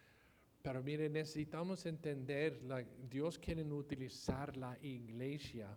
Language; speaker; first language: Spanish; non-native, fluent; English